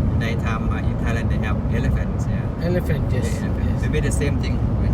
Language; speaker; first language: English; non-native, learner; Thai